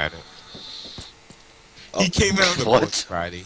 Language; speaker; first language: English; native; English